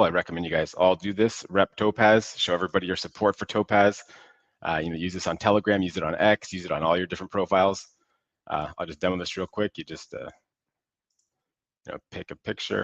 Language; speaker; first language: English; native; English